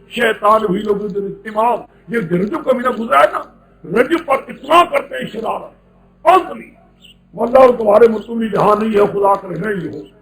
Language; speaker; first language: Urdu; non-native, local second language; Pashto